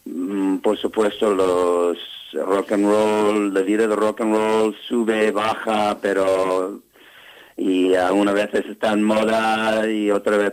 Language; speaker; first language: Spanish; non-native, learner; English